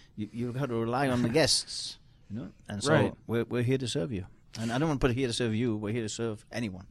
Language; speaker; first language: English; native; English